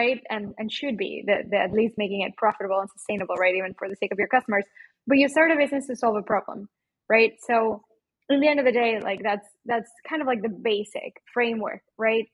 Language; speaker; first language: English; non-native, fluent; Spanish